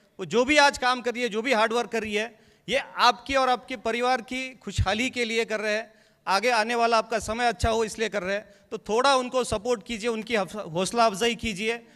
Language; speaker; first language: Hindi; non-native, local second language; Marathi